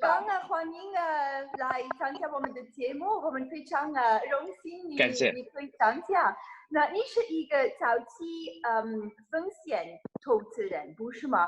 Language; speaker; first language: Chinese; non-native, fluent; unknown